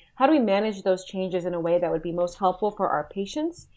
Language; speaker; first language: English; native; English